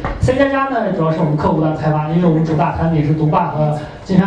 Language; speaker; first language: Chinese; native; Chinese